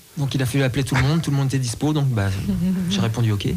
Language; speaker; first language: French; native; French